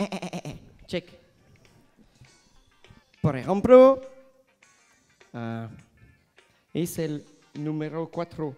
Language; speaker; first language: Spanish; non-native, learner; French